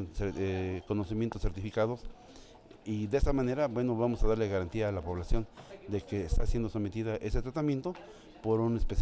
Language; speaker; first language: Spanish; native; Spanish